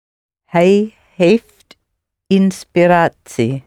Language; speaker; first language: Dutch; non-native, learner; English